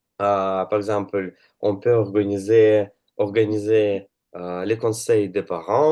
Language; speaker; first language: French; non-native, learner; Russian